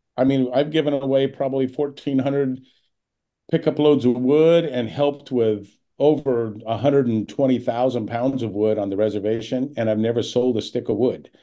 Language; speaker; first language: English; native; English